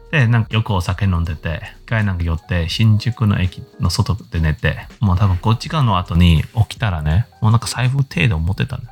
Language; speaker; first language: Japanese; non-native, learner; Thai